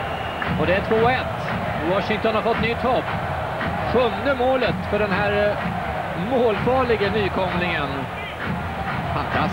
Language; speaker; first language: Swedish; native; Swedish